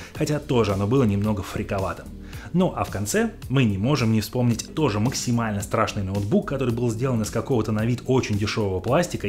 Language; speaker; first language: Russian; native; Russian